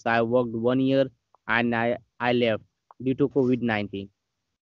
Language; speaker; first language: English; non-native, learner; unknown